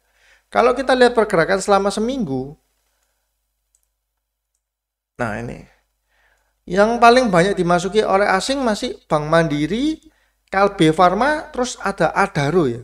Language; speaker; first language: Indonesian; native; Indonesian